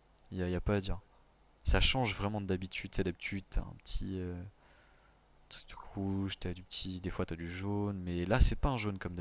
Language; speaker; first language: French; native; French